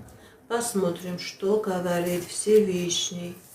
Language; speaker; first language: Russian; non-native, fluent; Armenian